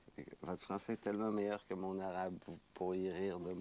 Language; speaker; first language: French; native; French